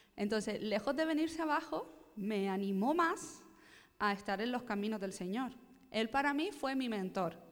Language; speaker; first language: Spanish; native; Spanish